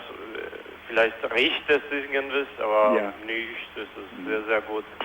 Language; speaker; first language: German; non-native, fluent; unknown